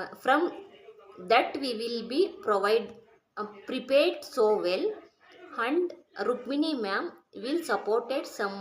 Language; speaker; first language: English; non-native, learner; Kannada